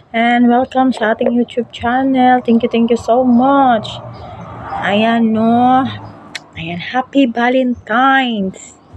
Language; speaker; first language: Filipino; non-native, local second language; Cebuano